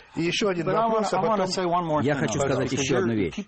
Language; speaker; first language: Russian; non-native, fluent; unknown